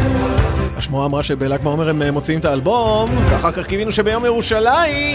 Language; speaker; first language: Hebrew; native; Hebrew